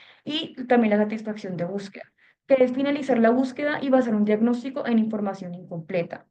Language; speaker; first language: Spanish; native; Spanish